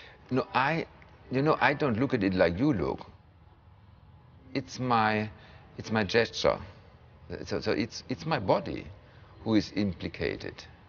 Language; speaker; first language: English; non-native, fluent; German